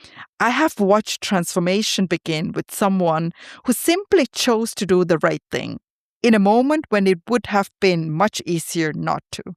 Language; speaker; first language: English; non-native, fluent; Tamil